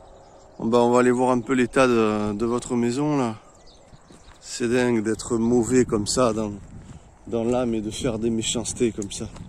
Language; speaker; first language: French; native; French